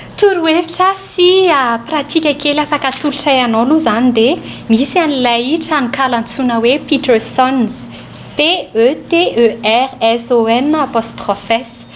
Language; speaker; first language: Malagasy; native; Malagasy